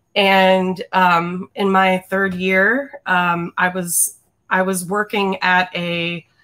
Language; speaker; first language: English; native; English